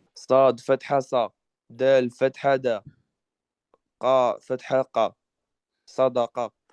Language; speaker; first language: Arabic; non-native, learner; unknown